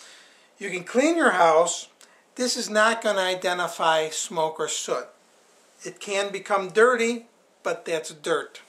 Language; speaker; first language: English; native; English